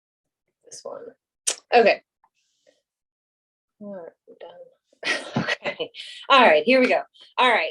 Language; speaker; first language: English; native; English